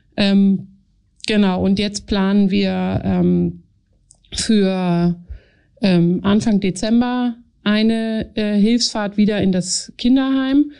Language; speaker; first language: German; native; German